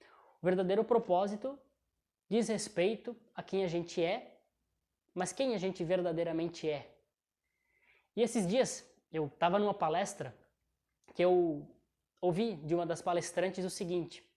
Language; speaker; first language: Portuguese; native; Portuguese